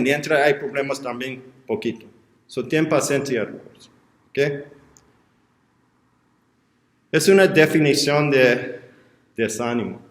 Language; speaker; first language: Spanish; non-native, learner; English